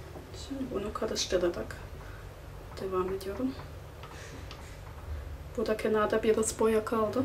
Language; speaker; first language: Turkish; non-native, fluent; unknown